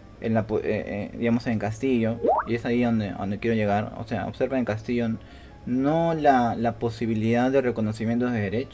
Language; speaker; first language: Spanish; native; Spanish